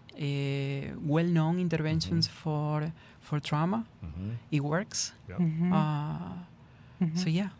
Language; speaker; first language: English; non-native, fluent; Spanish